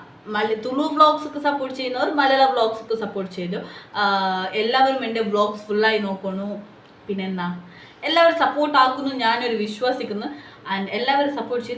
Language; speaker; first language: Malayalam; non-native, local second language; Tulu